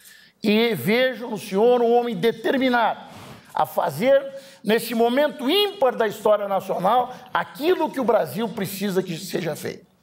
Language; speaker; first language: Portuguese; native; Portuguese